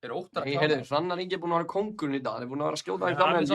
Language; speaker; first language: Icelandic; native; Icelandic